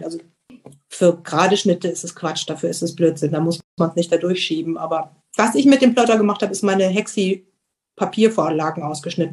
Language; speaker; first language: German; native; German